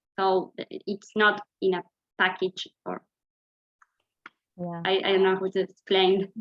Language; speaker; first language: English; non-native, fluent; Spanish